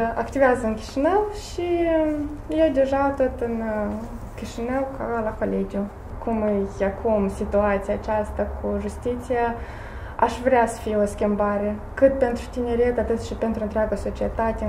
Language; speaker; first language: Romanian; non-native, local second language; Bulgarian